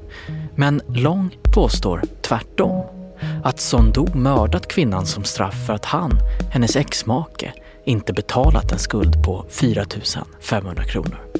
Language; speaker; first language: Swedish; native; Swedish